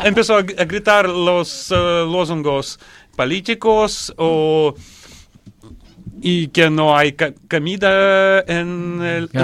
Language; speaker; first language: Spanish; non-native, learner; Russian